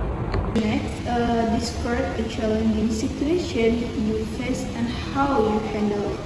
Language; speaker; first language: English; non-native, learner; Indonesian